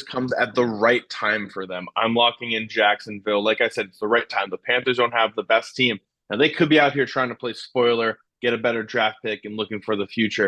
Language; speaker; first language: English; native; English